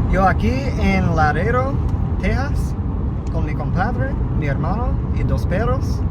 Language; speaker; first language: Spanish; non-native, learner; English